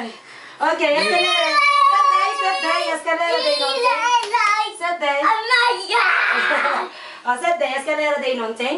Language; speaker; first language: Swedish; non-native, learner; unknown